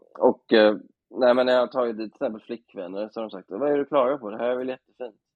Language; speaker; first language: Swedish; native; Swedish